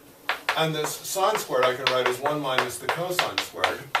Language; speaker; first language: English; native; English